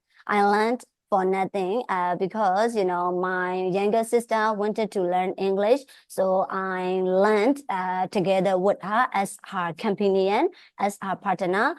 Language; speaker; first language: English; non-native, fluent; Burmese